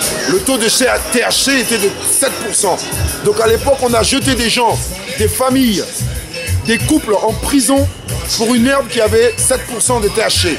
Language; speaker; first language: French; native; French